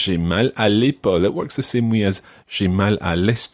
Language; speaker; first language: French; non-native, fluent; English